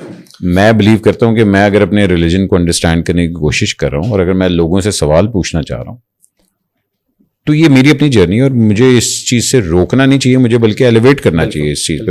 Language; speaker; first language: Hindi; non-native, local second language; Punjabi